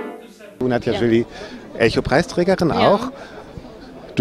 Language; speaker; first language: German; native; German